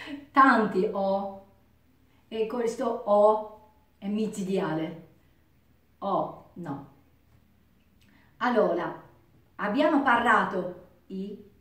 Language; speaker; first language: Italian; non-native, learner; Japanese